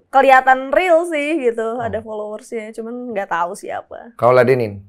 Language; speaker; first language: Indonesian; native; Indonesian